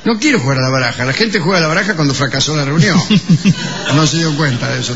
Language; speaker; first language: Spanish; native; Spanish